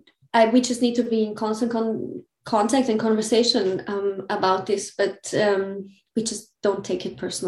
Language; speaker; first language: English; non-native, fluent; German